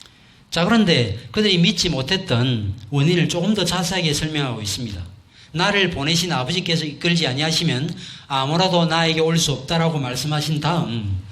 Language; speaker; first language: Korean; native; Korean